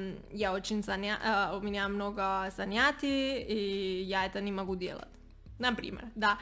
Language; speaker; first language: Russian; non-native, learner; Spanish